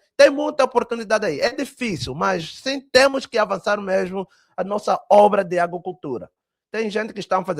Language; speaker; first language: Portuguese; early bilingual, heritage; Portuguese